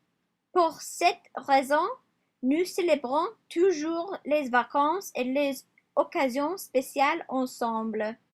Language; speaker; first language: French; non-native, learner; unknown